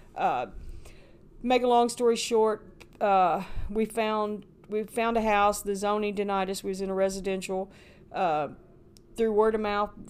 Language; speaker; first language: English; native; English